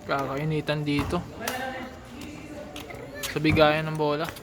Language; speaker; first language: Filipino; non-native, local second language; Bikol